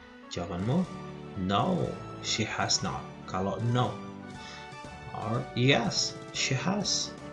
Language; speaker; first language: English; non-native, fluent; Indonesian